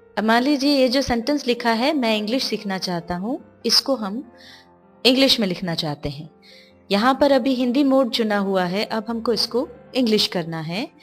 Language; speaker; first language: Hindi; native; Hindi